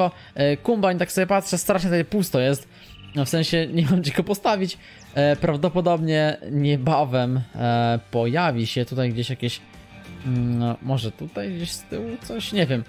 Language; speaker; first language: Polish; native; Polish